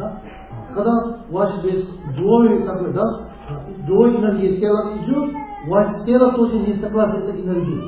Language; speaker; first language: Russian; non-native, learner; Tibetan